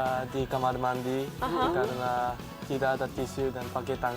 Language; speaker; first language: Indonesian; non-native, learner; Japanese